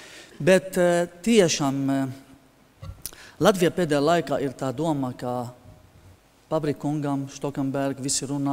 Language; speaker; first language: Latvian; non-native, fluent; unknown